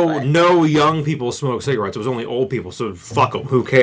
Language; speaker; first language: English; native; English